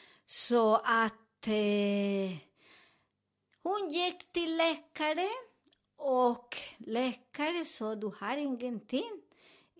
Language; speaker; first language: Swedish; non-native, fluent; Spanish